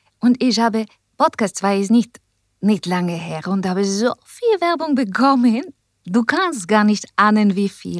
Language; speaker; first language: German; non-native, learner; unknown